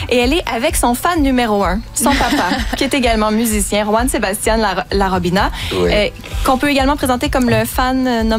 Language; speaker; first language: French; native; French